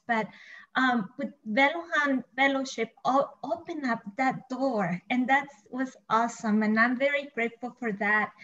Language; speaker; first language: English; non-native, fluent; Spanish